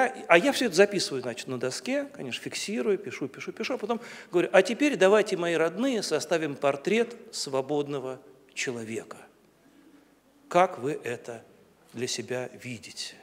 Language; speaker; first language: Russian; native; Russian